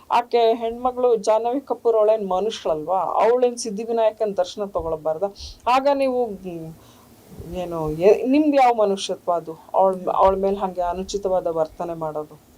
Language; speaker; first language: Kannada; native; Kannada